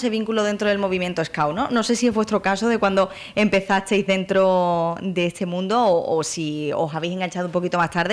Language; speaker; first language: Spanish; native; Spanish